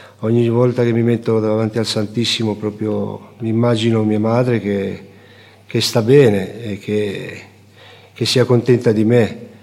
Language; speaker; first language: Italian; native; Italian